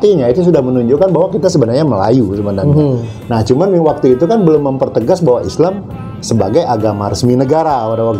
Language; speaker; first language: Indonesian; native; Indonesian